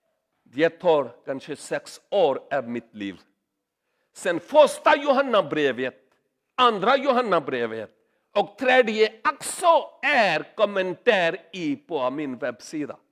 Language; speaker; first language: Swedish; non-native, learner; Urdu